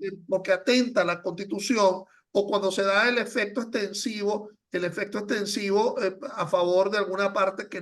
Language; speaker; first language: Spanish; native; Spanish